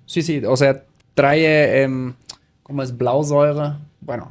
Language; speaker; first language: Spanish; native; Spanish